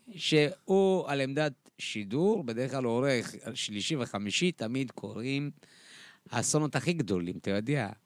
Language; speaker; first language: Hebrew; early bilingual, other home language; Amharic